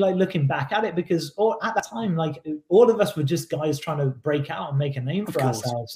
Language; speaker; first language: English; native; English